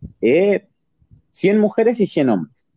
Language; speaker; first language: Spanish; native; Spanish